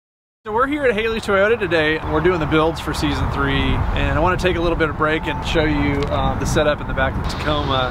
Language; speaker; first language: English; native; English